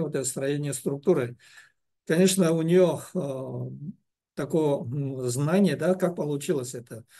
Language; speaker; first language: Russian; non-native, learner; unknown